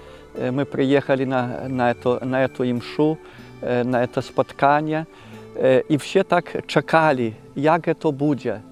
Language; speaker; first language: Polish; non-native, local second language; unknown